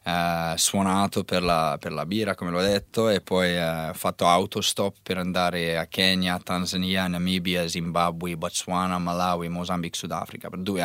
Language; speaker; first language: Italian; non-native, learner; English